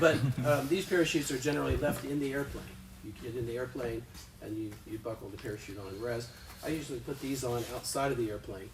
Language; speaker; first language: English; native; English